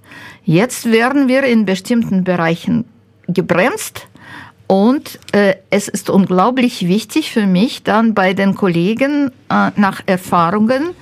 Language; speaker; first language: German; non-native, fluent; Ukrainian